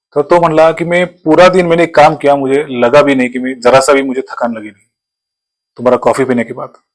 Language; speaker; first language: Hindi; non-native, local second language; Marathi